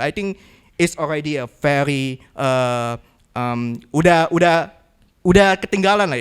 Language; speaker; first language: Indonesian; native; Indonesian